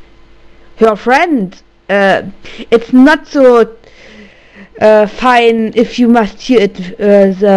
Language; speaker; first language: English; non-native, learner; German